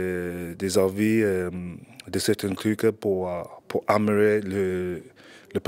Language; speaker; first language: French; non-native, fluent; English